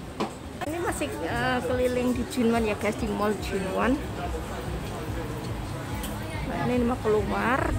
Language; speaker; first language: Indonesian; non-native, local second language; Javanese